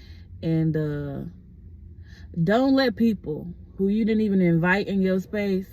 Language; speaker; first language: English; native; English